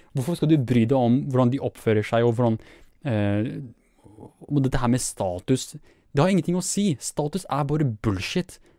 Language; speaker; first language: Norwegian; early bilingual, other home language; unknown